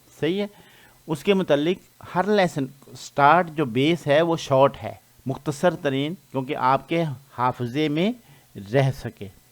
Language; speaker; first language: Urdu; non-native, local second language; Punjabi